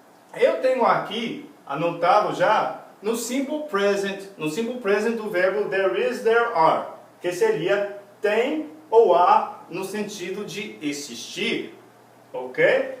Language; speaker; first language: Portuguese; non-native, fluent; English